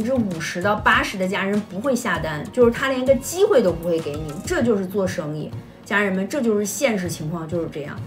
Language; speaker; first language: Chinese; native; Chinese